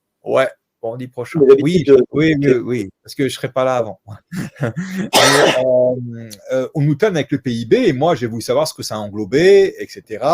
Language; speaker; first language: French; native; French